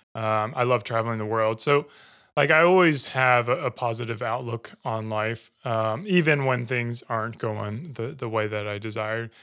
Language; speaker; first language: English; native; English